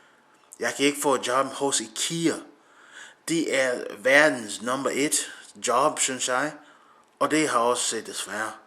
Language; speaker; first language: Danish; non-native, learner; English